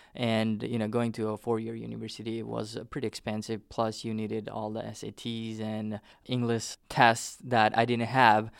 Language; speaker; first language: English; non-native, fluent; Nepali